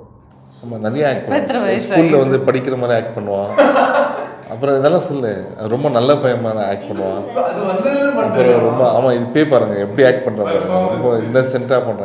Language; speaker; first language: Tamil; native; Tamil